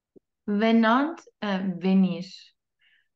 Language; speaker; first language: French; non-native, learner; Turkish